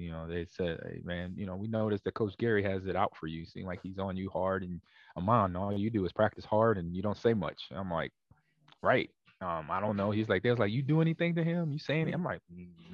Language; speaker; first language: English; native; English